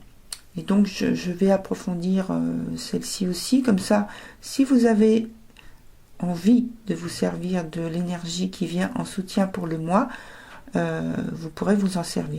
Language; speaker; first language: French; native; French